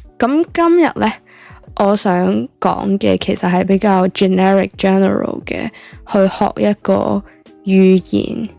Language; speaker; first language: Cantonese; native; Cantonese